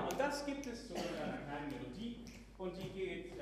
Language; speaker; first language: German; native; German